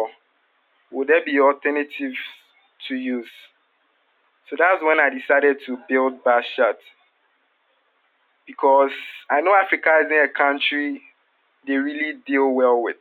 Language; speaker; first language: English; non-native, local second language; Akan